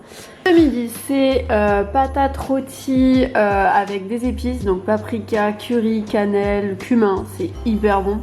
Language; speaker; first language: French; native; French